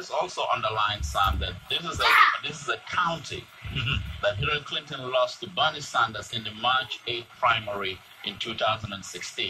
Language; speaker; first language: English; native; English